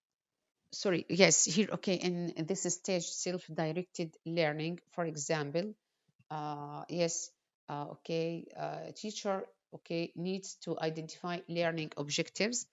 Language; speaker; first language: English; non-native, fluent; Arabic